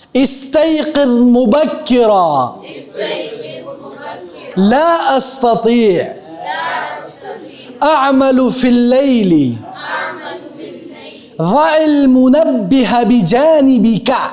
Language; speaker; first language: Arabic; non-native, fluent; Urdu